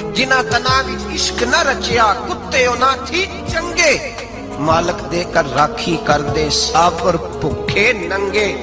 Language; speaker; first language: Urdu; non-native, local second language; Punjabi